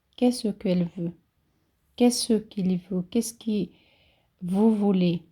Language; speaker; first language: French; non-native, fluent; Portuguese